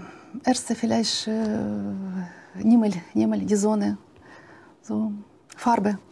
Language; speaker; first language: German; non-native, learner; Ukrainian